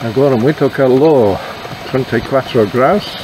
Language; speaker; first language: Portuguese; non-native, learner; English